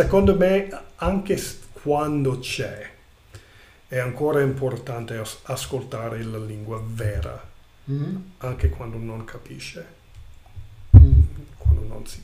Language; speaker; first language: Italian; non-native, learner; English